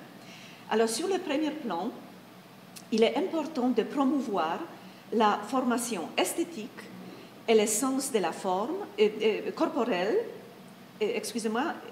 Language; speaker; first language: French; non-native, fluent; Polish